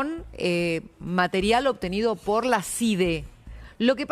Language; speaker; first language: Spanish; native; Spanish